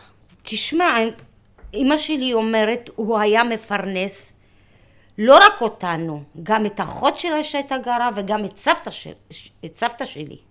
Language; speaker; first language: Hebrew; early bilingual, other home language; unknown